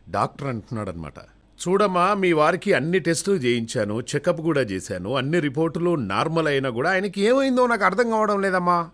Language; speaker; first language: Telugu; native; Telugu